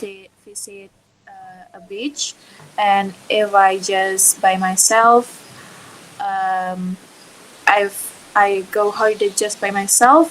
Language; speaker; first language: English; non-native, learner; Indonesian